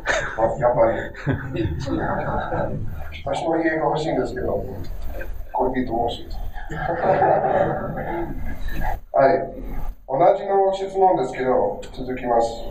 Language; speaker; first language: Japanese; non-native, learner; English